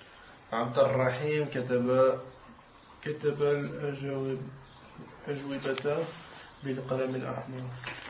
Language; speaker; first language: Arabic; non-native, learner; French